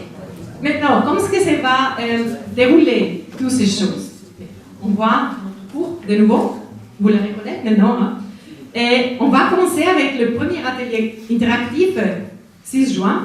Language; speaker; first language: French; non-native, fluent; Spanish